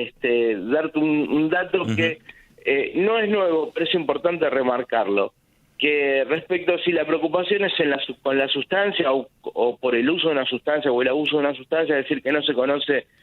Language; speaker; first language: Spanish; native; Spanish